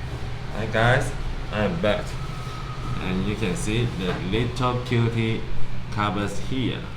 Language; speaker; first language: English; non-native, learner; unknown